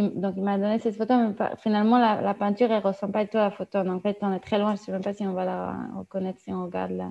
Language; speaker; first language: French; non-native, fluent; Hebrew